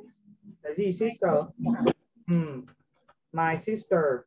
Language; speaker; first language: English; non-native, fluent; Vietnamese